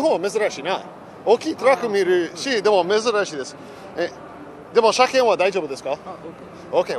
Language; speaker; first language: Japanese; non-native, fluent; English